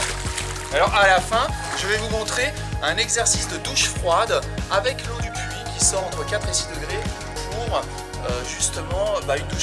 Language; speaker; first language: French; native; French